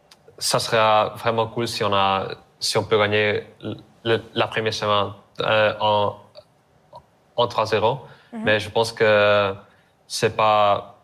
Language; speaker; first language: French; non-native, learner; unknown